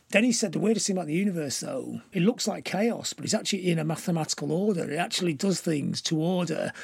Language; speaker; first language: English; native; English